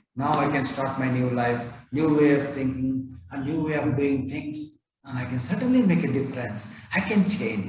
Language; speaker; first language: English; non-native, local second language; Kannada